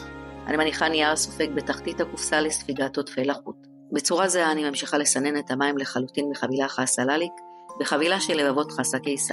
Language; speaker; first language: Hebrew; native; Hebrew